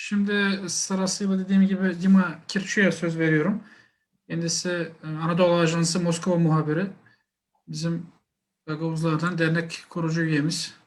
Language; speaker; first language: Turkish; native; Turkish